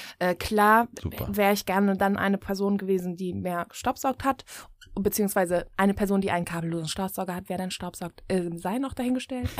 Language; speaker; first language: German; native; German